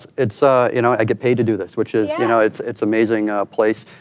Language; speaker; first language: English; native; English